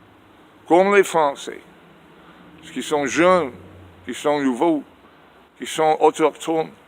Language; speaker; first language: French; non-native, learner; English